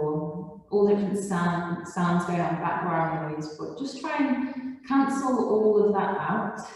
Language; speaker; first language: English; native; English